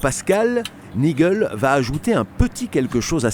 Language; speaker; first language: French; native; French